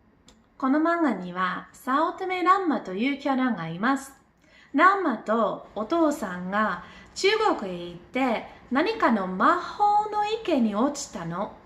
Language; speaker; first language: Japanese; non-native, learner; English